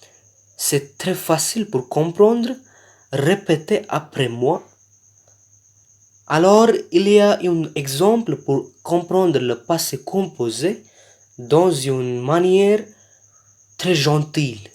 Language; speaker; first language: French; non-native, learner; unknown